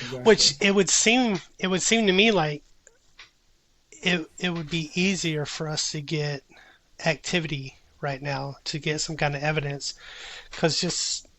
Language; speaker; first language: English; native; English